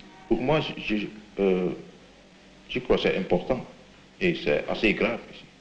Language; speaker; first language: French; non-native, fluent; Indonesian